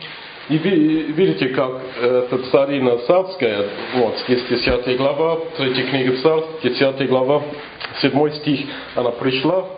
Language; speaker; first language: Russian; non-native, fluent; English